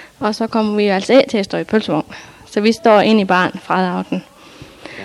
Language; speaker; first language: Danish; native; Danish